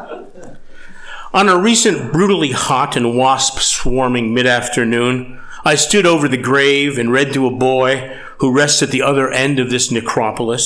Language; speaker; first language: English; native; English